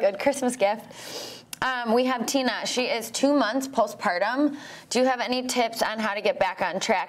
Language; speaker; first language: English; native; English